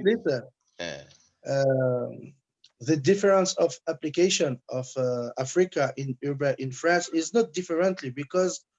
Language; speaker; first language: English; non-native, learner; French